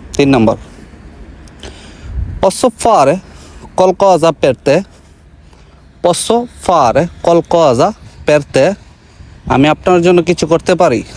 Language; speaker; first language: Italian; non-native, learner; Bangla